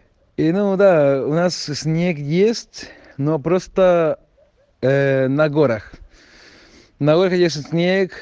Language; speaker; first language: Russian; non-native, learner; Spanish